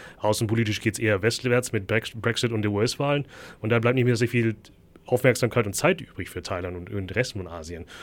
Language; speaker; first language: German; early bilingual, other home language; Thai